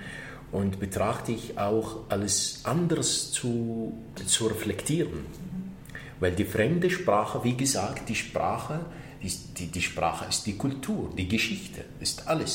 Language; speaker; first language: German; non-native, fluent; Arabic